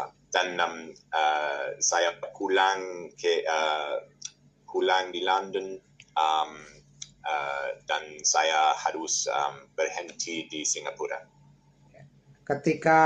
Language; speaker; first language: Indonesian; non-native, learner; English